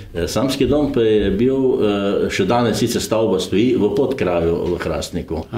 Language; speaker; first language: Slovenian; native; Slovenian